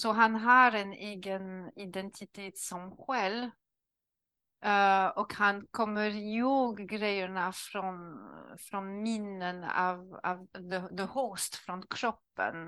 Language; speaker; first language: Swedish; non-native, learner; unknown